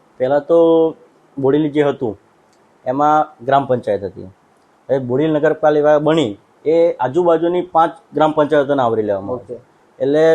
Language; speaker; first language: Gujarati; non-native, local second language; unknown